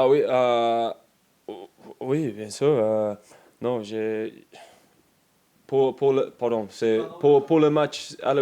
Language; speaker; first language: French; non-native, learner; English